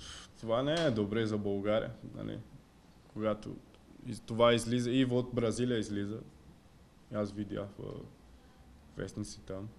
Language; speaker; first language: Bulgarian; non-native, learner; Portuguese